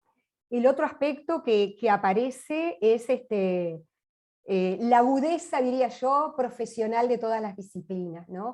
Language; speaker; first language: Spanish; native; Spanish